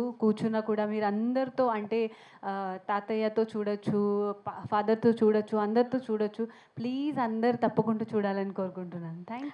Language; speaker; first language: Telugu; non-native, fluent; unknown